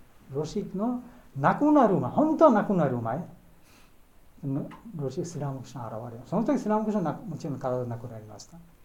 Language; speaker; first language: Japanese; non-native, learner; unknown